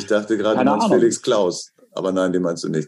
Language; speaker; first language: German; native; German